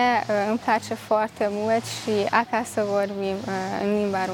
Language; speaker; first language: Romanian; early bilingual, heritage; Romanian